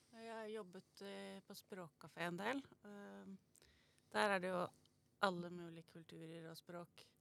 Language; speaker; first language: Norwegian; native; Norwegian